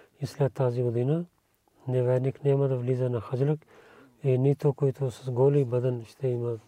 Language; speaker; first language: Bulgarian; non-native, learner; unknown